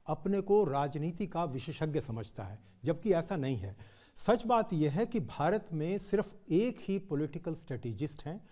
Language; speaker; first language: Hindi; native; Hindi